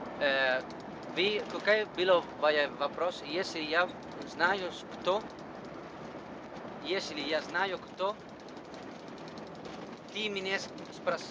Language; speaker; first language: Russian; non-native, learner; Italian